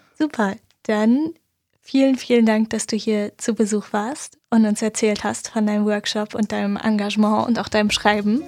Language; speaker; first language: German; native; German